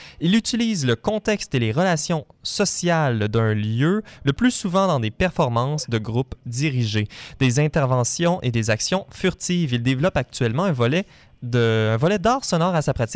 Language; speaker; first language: French; native; French